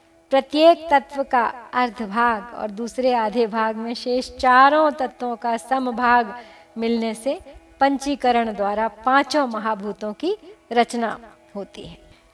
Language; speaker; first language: Hindi; native; Hindi